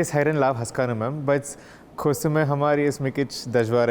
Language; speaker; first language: Armenian; non-native, learner; Hindi